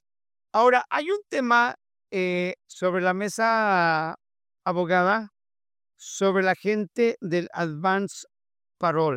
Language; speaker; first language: Spanish; native; Spanish